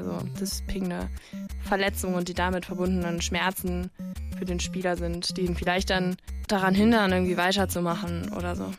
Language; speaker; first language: German; native; German